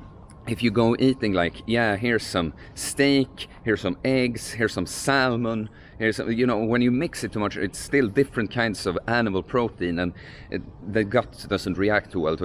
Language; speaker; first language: English; non-native, fluent; Swedish